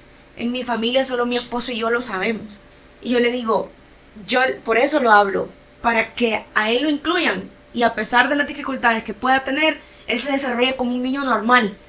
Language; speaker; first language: Spanish; native; Spanish